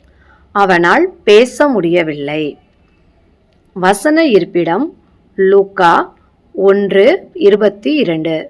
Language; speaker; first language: Tamil; native; Tamil